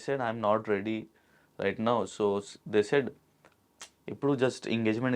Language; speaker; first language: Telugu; non-native, local second language; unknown